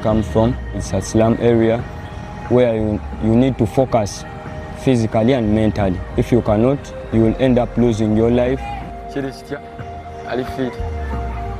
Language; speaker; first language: English; non-native, local second language; Ganda